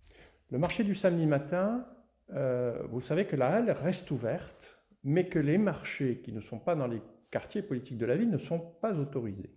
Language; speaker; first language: French; native; French